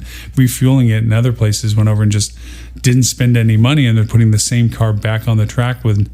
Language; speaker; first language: English; native; English